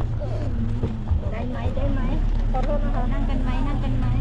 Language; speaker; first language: Thai; native; Thai